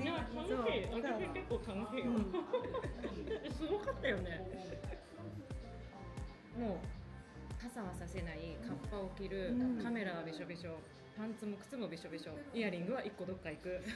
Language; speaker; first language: Japanese; native; Japanese